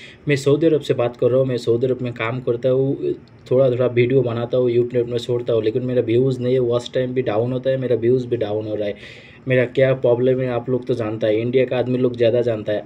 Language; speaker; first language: Hindi; non-native, learner; Bangla